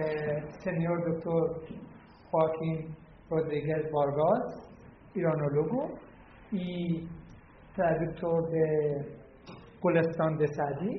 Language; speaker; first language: Spanish; non-native, learner; Persian